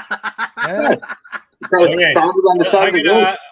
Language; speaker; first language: English; native; English